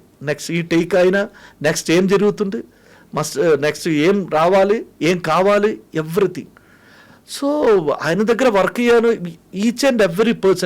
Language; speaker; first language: Telugu; non-native, fluent; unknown